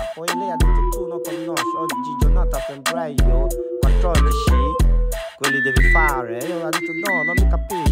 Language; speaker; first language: Italian; non-native, learner; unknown